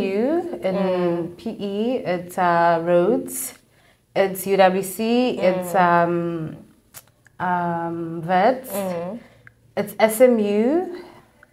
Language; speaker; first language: English; non-native, local second language; Xhosa